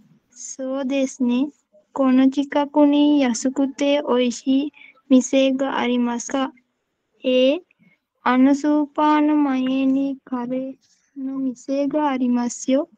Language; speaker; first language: Japanese; non-native, learner; Sinhala